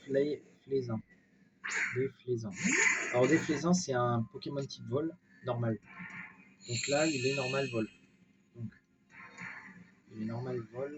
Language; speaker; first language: French; native; French